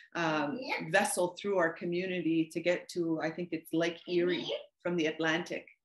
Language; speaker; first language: English; native; English